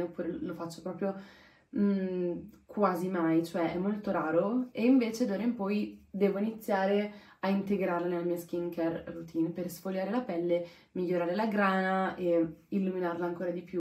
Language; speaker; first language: Italian; native; Italian